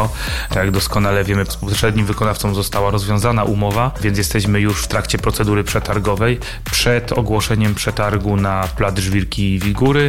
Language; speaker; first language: Polish; native; Polish